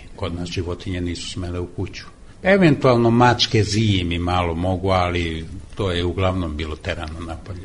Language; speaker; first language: Serbian; non-native, local second language; Hungarian